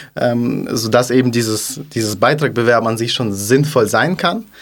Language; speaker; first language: German; non-native, fluent; Russian